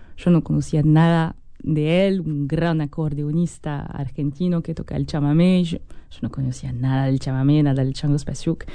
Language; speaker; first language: Spanish; non-native, fluent; French